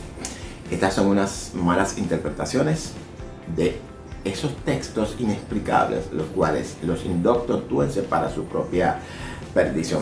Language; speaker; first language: Spanish; native; Spanish